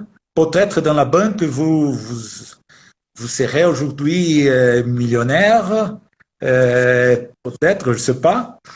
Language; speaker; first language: French; non-native, learner; Portuguese